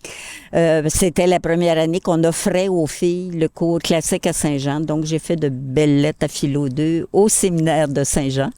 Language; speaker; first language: French; native; French